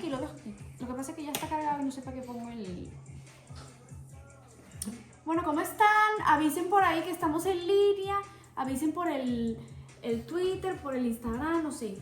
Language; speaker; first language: Spanish; early bilingual, other home language; Portuguese